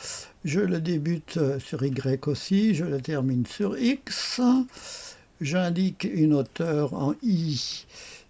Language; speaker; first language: French; native; French